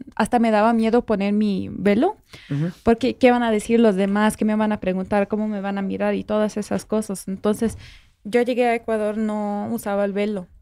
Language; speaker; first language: Spanish; non-native, fluent; Arabic